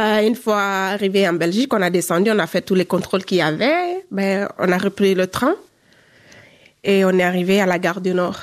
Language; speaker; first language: French; non-native, local second language; Fula